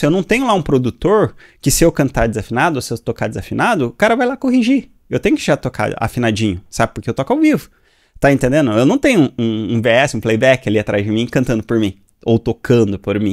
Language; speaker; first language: Portuguese; native; Portuguese